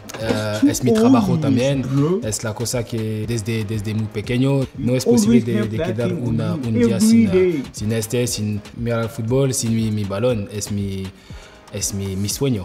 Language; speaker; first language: Spanish; non-native, learner; French